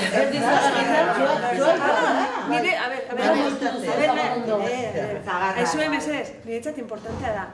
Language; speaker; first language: Basque; non-native, local second language; Spanish